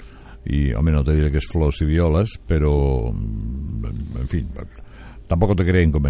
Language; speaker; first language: Spanish; native; Spanish